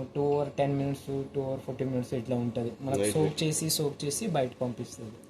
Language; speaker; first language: Telugu; non-native, local second language; Kannada